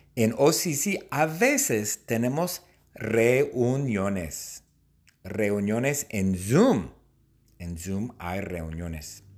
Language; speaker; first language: Spanish; non-native, fluent; English